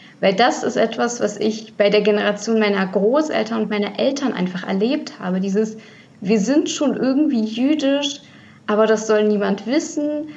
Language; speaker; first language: German; early bilingual, other home language; Russian